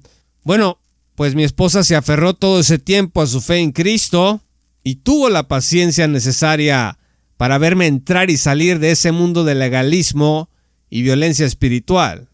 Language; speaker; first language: Spanish; native; Spanish